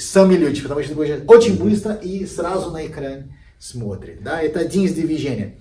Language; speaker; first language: Russian; non-native, learner; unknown